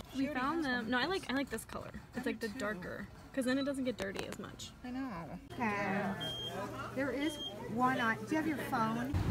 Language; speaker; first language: English; native; English